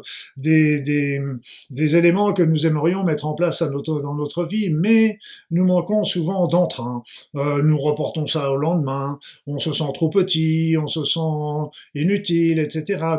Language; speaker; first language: French; native; French